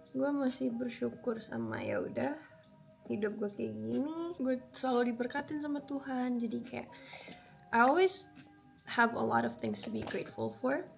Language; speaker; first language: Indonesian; early bilingual, other home language; Spanish